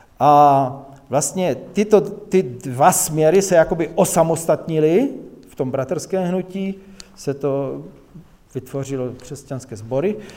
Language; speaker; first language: Czech; non-native, local second language; Polish